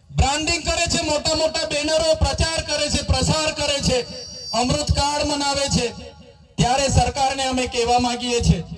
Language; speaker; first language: Gujarati; non-native, local second language; Bhili